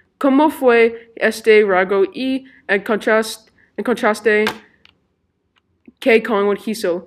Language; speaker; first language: Spanish; non-native, learner; English